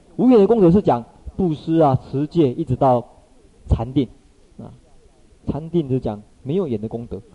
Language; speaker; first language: Chinese; native; Chinese